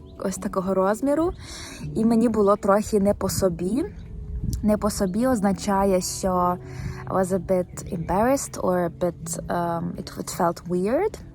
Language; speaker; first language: Ukrainian; native; Ukrainian